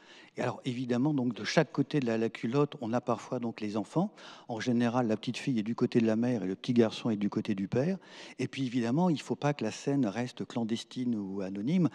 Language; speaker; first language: French; native; French